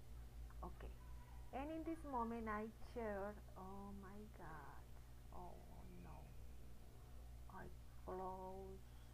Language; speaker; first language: English; non-native, learner; Spanish